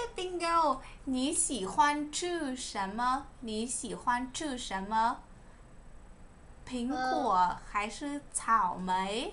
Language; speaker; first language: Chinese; non-native, learner; Vietnamese